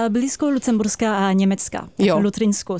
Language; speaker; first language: Czech; non-native, fluent; French